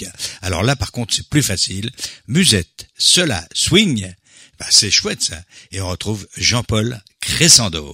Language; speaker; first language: French; native; French